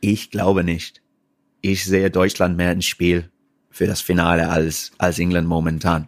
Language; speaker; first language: German; non-native, fluent; English